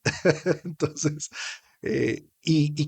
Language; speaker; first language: Spanish; native; Spanish